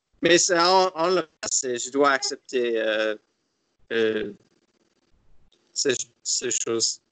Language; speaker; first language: French; non-native, learner; English